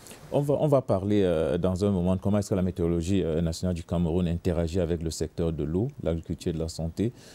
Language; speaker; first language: French; non-native, local second language; English